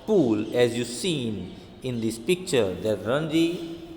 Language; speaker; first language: English; non-native, local second language; Hindi